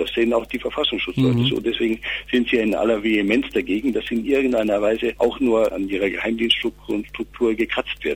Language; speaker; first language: German; native; German